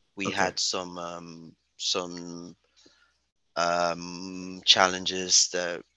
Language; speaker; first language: English; non-native, local second language; Yoruba